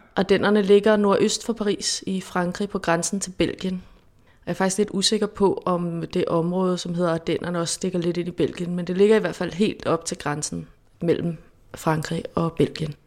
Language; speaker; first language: Danish; native; Danish